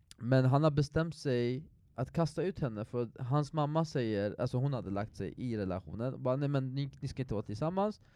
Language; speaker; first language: Swedish; non-native, fluent; Persian